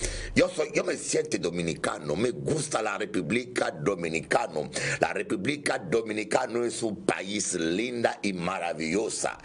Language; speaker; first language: Spanish; non-native, learner; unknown